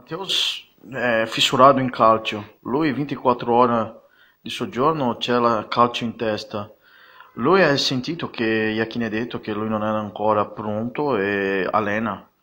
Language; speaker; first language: Italian; non-native, fluent; Portuguese